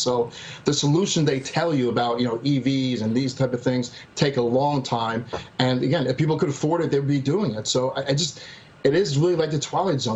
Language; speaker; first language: English; native; English